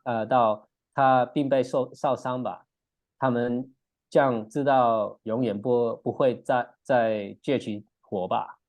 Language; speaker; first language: Chinese; early bilingual, heritage; English